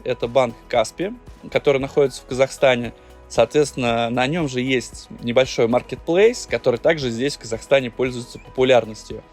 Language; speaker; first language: Russian; native; Russian